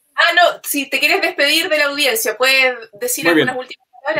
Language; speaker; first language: Spanish; native; Spanish